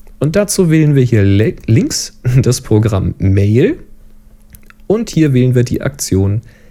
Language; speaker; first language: German; native; German